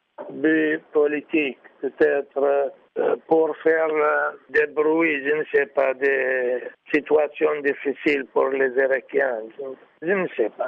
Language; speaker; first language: French; non-native, learner; Arabic